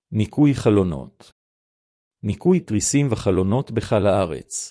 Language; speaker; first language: Hebrew; native; Hebrew